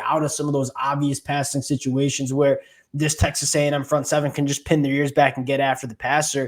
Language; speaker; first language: English; native; English